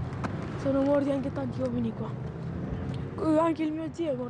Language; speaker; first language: Italian; non-native, learner; Romanian